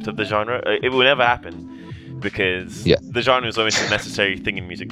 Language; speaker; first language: English; native; English